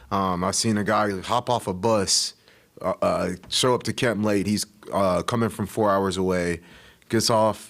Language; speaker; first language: English; native; English